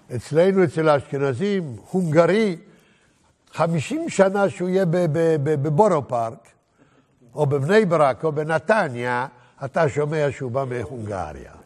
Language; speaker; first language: Hebrew; native; Hebrew